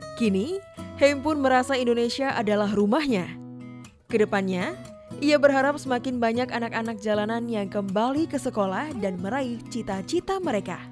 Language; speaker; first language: Indonesian; native; Indonesian